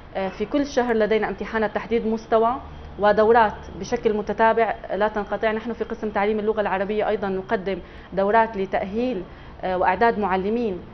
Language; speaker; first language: Arabic; native; Arabic